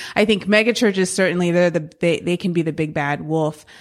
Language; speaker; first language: English; native; English